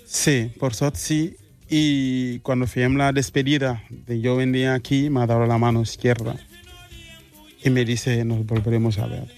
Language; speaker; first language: Spanish; non-native, fluent; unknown